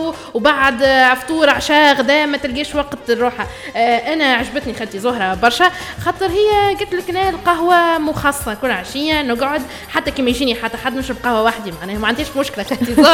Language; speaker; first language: Arabic; native; Arabic